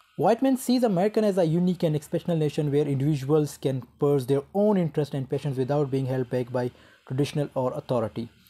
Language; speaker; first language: Urdu; native; Urdu